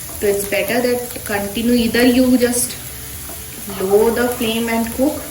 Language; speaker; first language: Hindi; non-native, local second language; Bangla